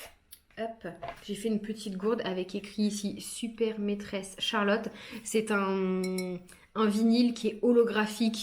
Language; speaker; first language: French; native; French